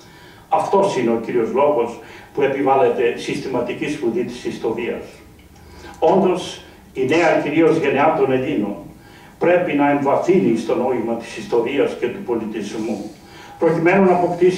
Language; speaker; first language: Greek; native; Greek